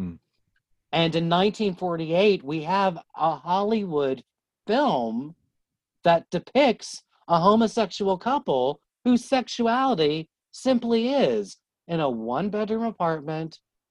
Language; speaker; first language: English; native; English